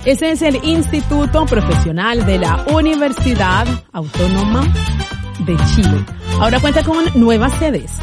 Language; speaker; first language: Spanish; native; Spanish